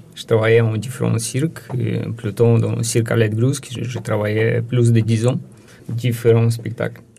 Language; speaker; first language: French; non-native, learner; Ukrainian